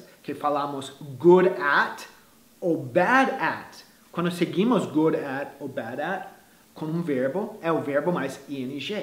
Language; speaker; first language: Portuguese; non-native, fluent; English